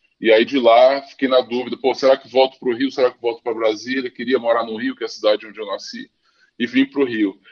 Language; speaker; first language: Portuguese; native; Portuguese